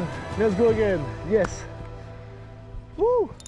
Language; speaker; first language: English; non-native, learner; French